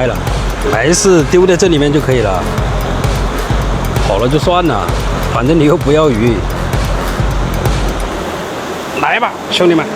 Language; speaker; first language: Chinese; native; Chinese